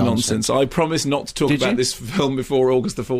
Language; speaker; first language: English; native; English